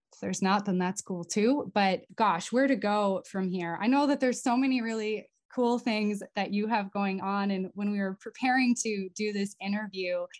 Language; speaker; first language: English; native; English